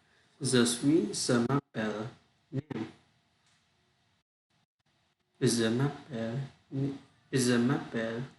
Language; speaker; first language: French; non-native, learner; Vietnamese